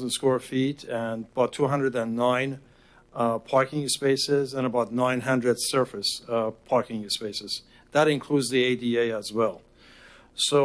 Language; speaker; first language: English; non-native, fluent; Persian